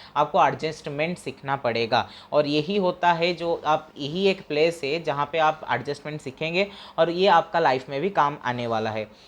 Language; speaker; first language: Hindi; non-native, local second language; Odia